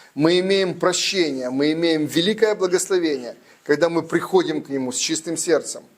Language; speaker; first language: Russian; non-native, local second language; Ukrainian